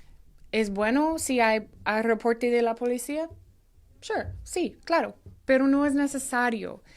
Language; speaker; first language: Spanish; non-native, fluent; English